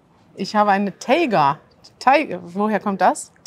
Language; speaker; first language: German; native; German